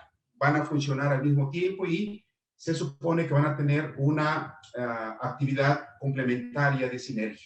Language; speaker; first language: Spanish; native; Spanish